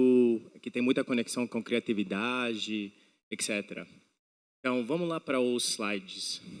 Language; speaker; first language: Portuguese; non-native, fluent; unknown